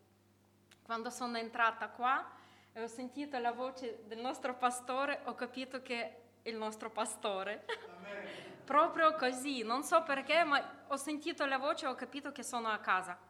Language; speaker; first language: Italian; non-native, learner; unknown